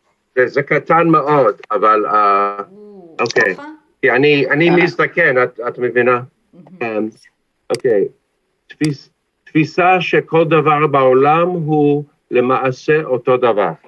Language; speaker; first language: Hebrew; non-native, fluent; English